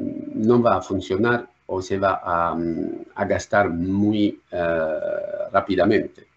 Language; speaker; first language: Spanish; non-native, learner; French